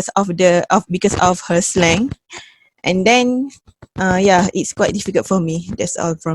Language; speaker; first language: English; non-native, fluent; Malay